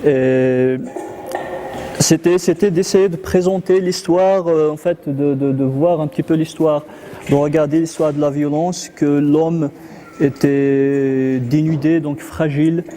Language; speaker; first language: French; non-native, local second language; Kabyle